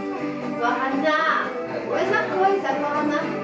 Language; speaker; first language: Portuguese; non-native, fluent; French